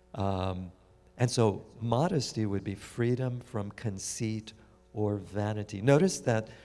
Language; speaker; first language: English; native; English